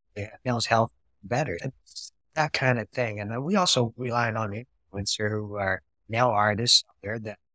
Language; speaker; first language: English; non-native, fluent; Vietnamese